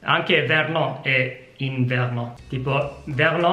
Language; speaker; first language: Italian; non-native, fluent; English